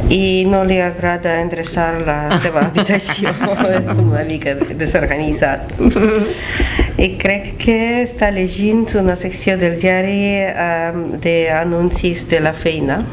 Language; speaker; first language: Catalan; non-native, learner; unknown